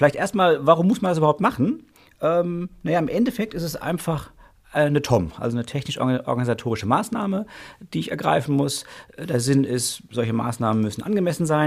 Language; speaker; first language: German; native; German